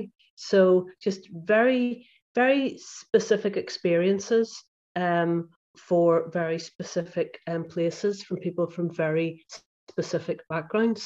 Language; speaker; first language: English; native; English